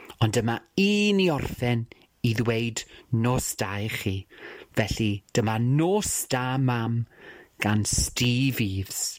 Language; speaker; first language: Welsh; non-native, fluent; English